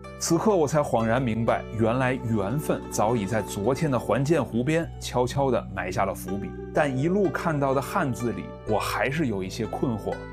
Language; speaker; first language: Chinese; native; Chinese